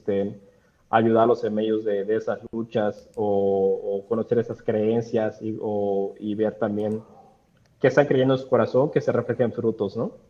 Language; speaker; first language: Spanish; native; Spanish